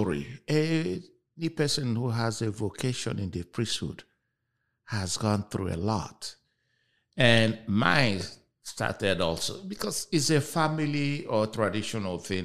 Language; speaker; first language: English; non-native, local second language; Igbo